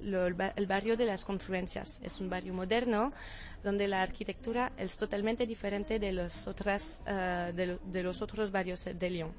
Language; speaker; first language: Spanish; non-native, fluent; French